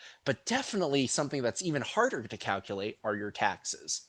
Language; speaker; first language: English; native; English